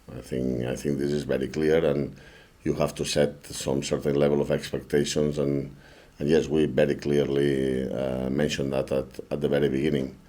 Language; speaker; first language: English; non-native, fluent; Spanish